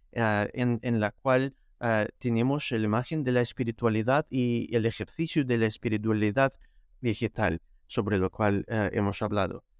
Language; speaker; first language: Spanish; non-native, fluent; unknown